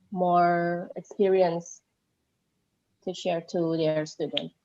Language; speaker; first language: English; non-native, learner; Indonesian